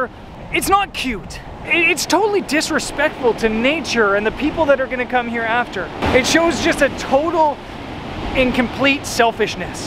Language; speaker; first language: English; native; English